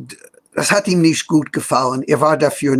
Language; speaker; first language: German; non-native, fluent; English